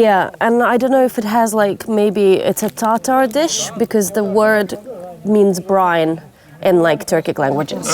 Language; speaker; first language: English; non-native, fluent; Ukrainian